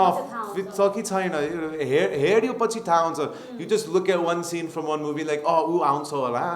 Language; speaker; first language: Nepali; non-native, learner; English